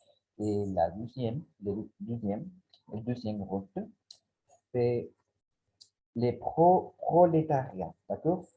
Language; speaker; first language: French; non-native, learner; Spanish